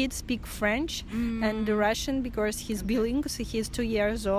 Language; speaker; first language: English; non-native, fluent; Russian